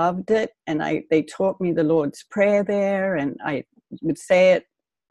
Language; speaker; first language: English; native; English